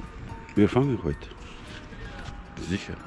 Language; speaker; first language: German; non-native, learner; Russian